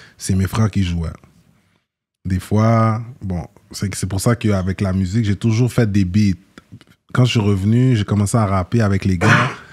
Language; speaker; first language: French; early bilingual, other home language; Haitian Creole